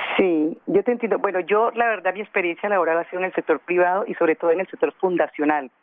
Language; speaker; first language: Spanish; native; Spanish